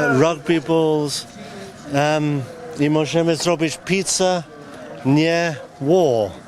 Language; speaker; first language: Polish; early bilingual, heritage; English